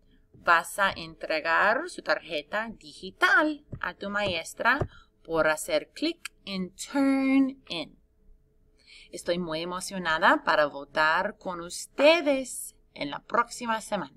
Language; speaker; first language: Spanish; non-native, fluent; English